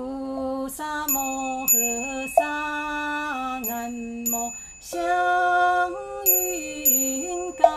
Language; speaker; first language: Chinese; native; Chinese